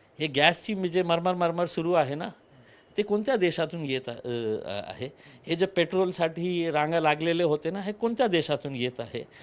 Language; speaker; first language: Marathi; non-native, local second language; Urdu